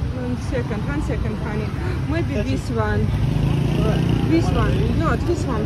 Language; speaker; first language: English; non-native, learner; Russian